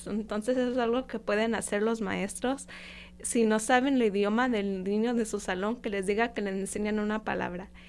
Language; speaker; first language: Spanish; non-native, fluent; English